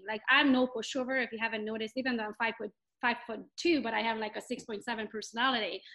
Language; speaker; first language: English; non-native, fluent; Romanian